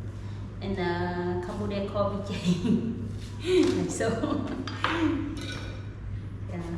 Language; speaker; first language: English; non-native, learner; Khmer